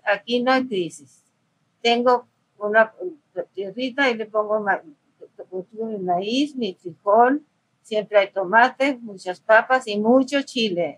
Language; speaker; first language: Spanish; early bilingual, heritage; Spanish